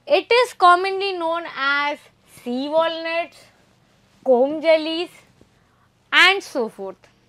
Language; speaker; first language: Hindi; native; Hindi